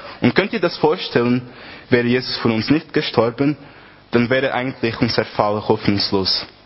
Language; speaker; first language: German; non-native, fluent; Portuguese